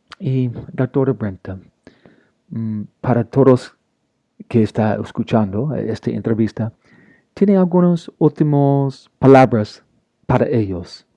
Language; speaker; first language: Spanish; non-native, learner; English